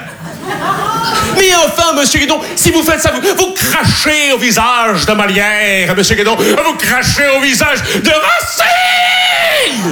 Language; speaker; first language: French; native; French